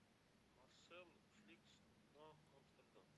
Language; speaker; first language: German; non-native, learner; Macedonian